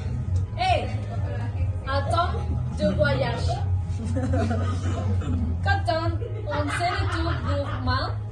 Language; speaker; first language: French; non-native, learner; Spanish